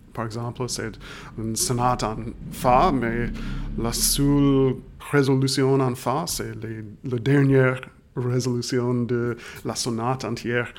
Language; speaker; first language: French; non-native, fluent; English